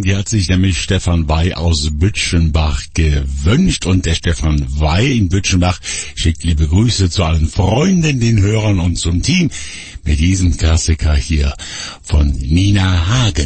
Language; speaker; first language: German; native; German